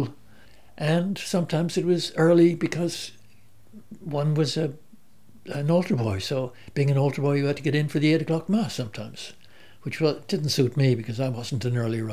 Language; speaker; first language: English; native; English